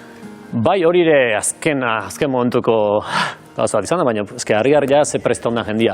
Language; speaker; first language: Basque; native; Basque